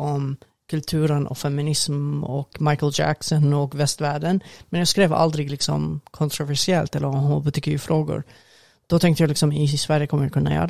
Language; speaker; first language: Swedish; non-native, fluent; Arabic